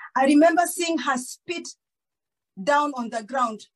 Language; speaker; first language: English; non-native, local second language; Kikuyu